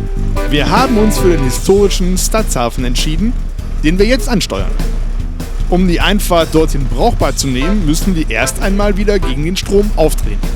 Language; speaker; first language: German; native; German